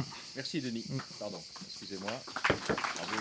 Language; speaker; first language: French; native; French